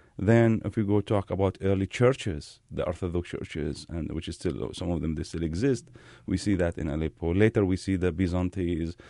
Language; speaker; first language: English; non-native, fluent; Arabic